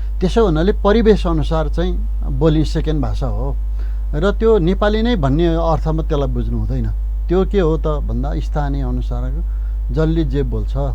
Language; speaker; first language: Nepali; non-native, local second language; Eastern Tamang